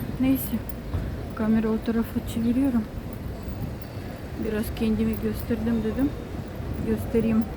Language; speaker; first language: Turkish; non-native, fluent; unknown